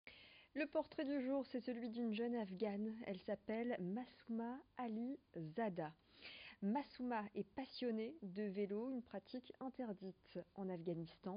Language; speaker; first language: French; native; French